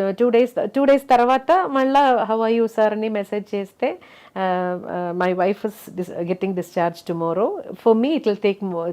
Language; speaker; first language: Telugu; non-native, local second language; Malayalam